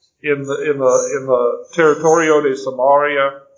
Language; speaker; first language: Spanish; non-native, fluent; English